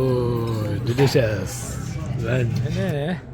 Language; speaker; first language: English; non-native, learner; Tibetan